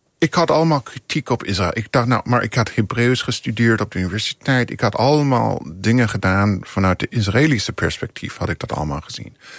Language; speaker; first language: Dutch; non-native, fluent; English